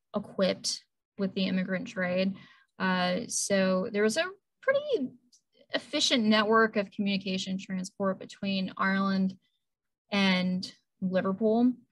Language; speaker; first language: English; native; English